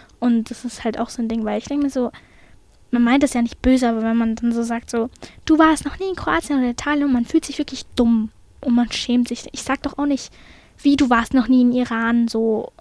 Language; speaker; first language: German; early bilingual, other home language; Persian